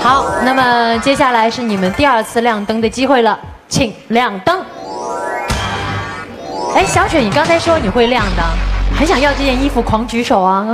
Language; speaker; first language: Chinese; native; Chinese